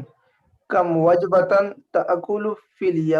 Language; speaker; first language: Arabic; non-native, learner; Urdu